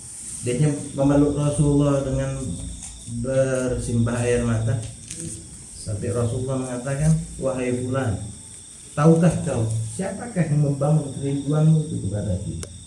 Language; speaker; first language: Indonesian; native; Indonesian